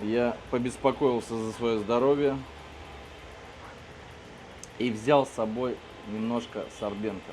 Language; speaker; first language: Russian; native; Russian